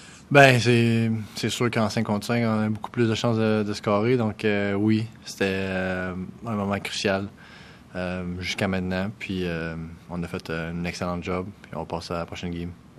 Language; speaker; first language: French; native; French